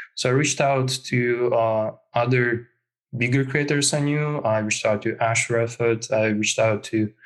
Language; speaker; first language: English; non-native, fluent; Russian